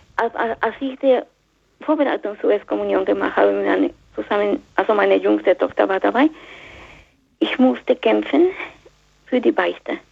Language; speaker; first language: German; non-native, fluent; Spanish